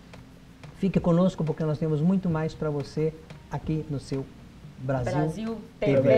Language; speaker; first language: Portuguese; native; Portuguese